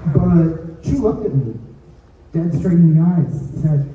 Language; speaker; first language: English; native; English